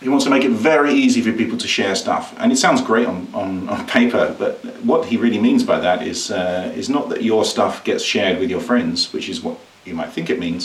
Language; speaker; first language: English; native; English